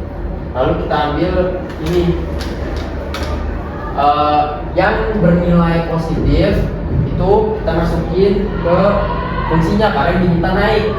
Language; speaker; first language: Indonesian; native; Indonesian